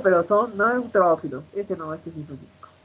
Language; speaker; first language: Spanish; native; Spanish